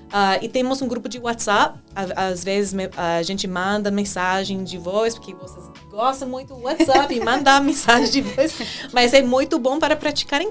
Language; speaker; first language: Portuguese; non-native, fluent; English